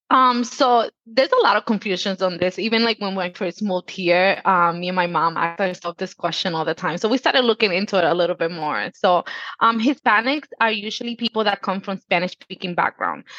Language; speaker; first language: English; early bilingual, other home language; Spanish